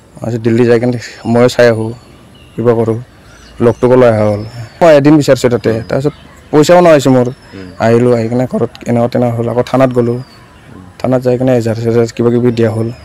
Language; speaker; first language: Assamese; non-native, local second language; Bodo